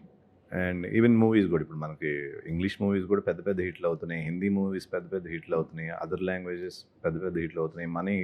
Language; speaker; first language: Telugu; native; Telugu